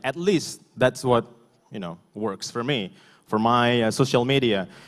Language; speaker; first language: English; non-native, fluent; Indonesian